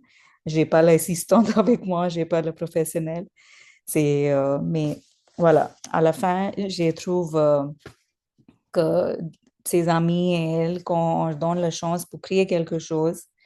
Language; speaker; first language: French; non-native, learner; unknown